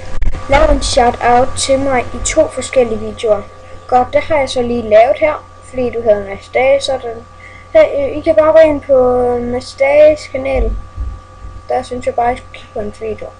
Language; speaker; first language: Danish; early bilingual, other home language; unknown